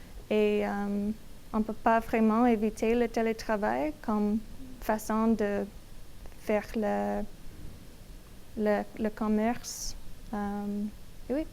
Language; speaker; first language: French; non-native, learner; English